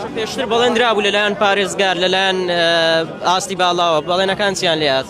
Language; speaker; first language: Central Kurdish; native; Central Kurdish